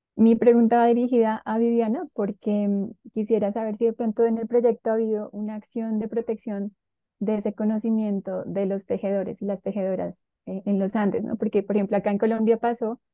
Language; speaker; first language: Spanish; native; Spanish